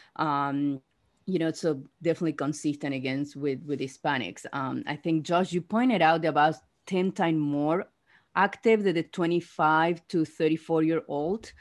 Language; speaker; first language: English; non-native, fluent; Spanish